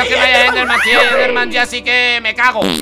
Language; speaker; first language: Spanish; native; Spanish